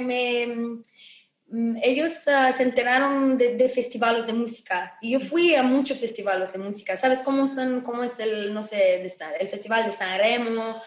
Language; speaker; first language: Spanish; non-native, fluent; Romanian